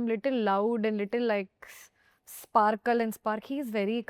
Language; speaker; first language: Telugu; non-native, fluent; Hindi